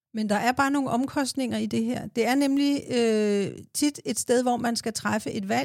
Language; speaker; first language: Danish; native; Danish